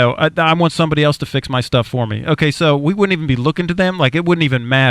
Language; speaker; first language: English; native; English